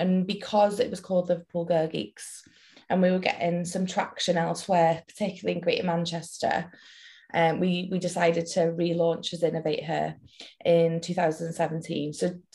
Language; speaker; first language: English; native; English